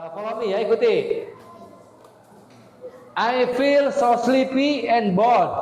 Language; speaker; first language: English; non-native, fluent; Indonesian